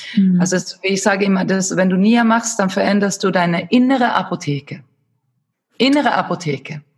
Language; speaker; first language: German; non-native, fluent; Swedish